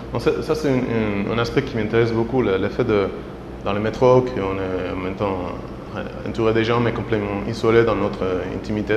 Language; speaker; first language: French; non-native, fluent; Spanish